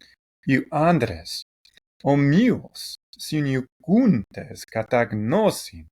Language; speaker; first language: Greek; non-native, learner; English